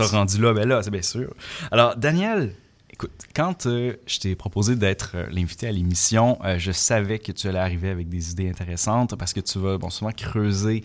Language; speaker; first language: French; native; French